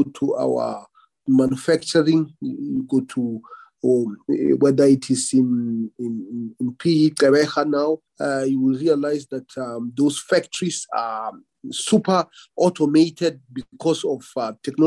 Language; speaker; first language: English; non-native, local second language; Venda